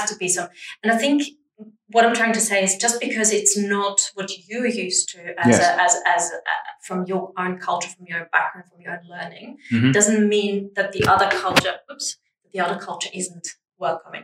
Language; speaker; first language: English; non-native, fluent; German